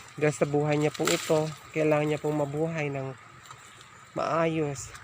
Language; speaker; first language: Filipino; non-native, local second language; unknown